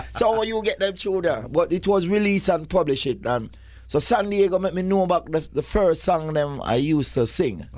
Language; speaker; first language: English; non-native, local second language; Jamaican Creole English